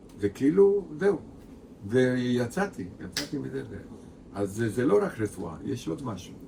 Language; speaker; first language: Hebrew; non-native, fluent; Romanian